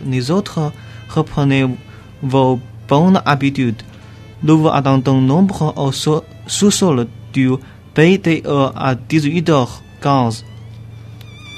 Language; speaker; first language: French; non-native, learner; Chinese